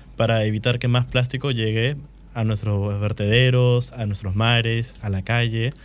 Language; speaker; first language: Spanish; native; Spanish